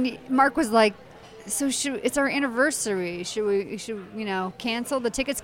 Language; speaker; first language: English; native; English